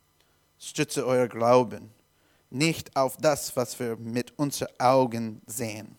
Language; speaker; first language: German; non-native, learner; English